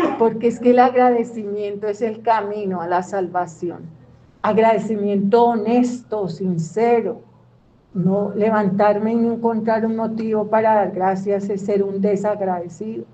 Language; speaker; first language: Spanish; native; Spanish